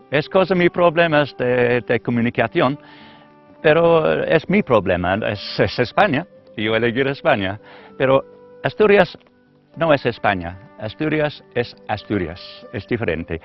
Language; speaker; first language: Spanish; non-native, learner; English